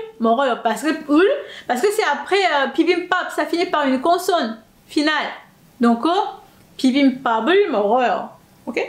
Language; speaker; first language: French; non-native, fluent; Korean